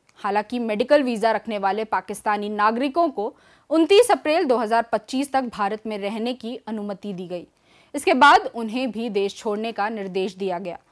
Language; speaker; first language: Hindi; native; Hindi